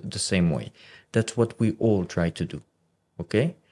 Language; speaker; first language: English; non-native, fluent; Arabic